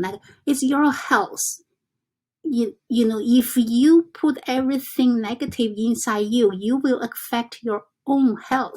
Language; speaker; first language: English; non-native, fluent; Chinese